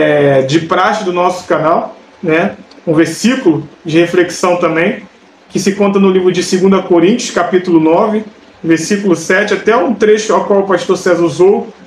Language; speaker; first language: Portuguese; native; Portuguese